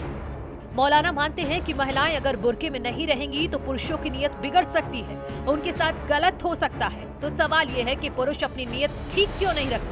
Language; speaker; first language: Hindi; native; Hindi